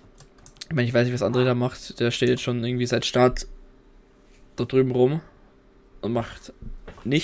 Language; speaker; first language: German; native; German